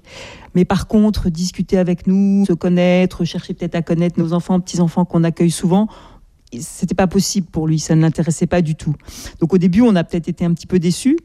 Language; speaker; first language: French; native; French